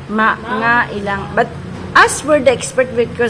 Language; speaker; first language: English; non-native, local second language; Filipino